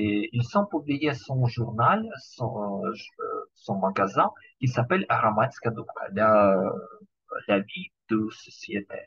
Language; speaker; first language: French; non-native, learner; Ukrainian